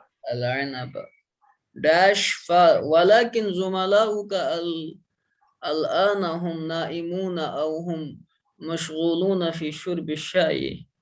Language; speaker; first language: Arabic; non-native, fluent; Urdu